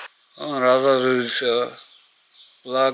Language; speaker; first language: Russian; non-native, learner; Georgian